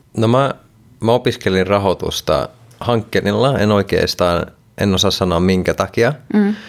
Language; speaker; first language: Finnish; non-native, local second language; Swedish